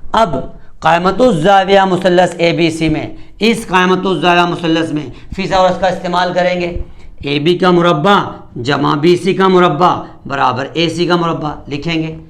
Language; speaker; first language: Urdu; native; Urdu